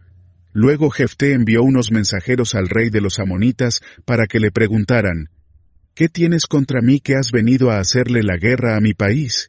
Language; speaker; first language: Spanish; native; Spanish